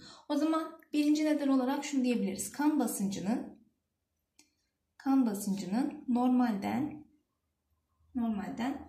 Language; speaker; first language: Turkish; native; Turkish